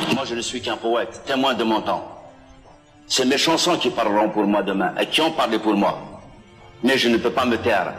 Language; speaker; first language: French; non-native, local second language; Kabyle